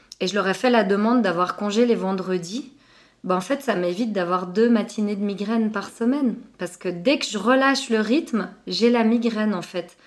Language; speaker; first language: French; early bilingual, other home language; Arabic